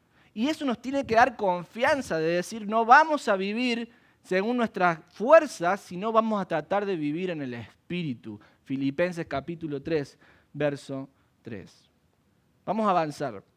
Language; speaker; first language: Spanish; native; Spanish